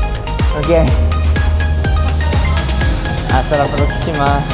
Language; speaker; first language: Spanish; non-native, learner; Japanese